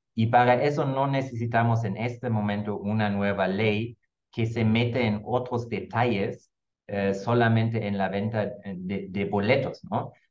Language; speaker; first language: Spanish; non-native, fluent; German